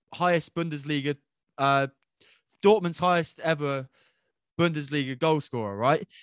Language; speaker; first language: English; native; English